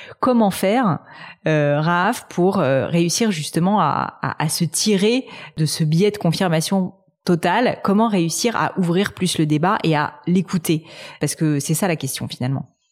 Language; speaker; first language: French; native; French